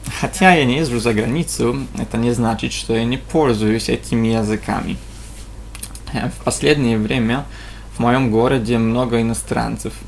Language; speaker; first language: Russian; non-native, fluent; Polish